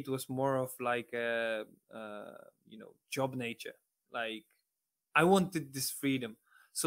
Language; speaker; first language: English; non-native, fluent; Polish